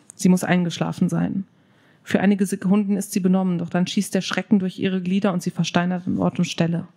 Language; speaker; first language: German; native; German